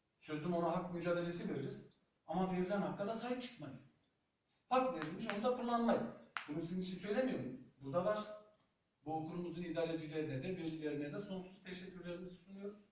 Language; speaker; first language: Turkish; non-native, local second language; Zaza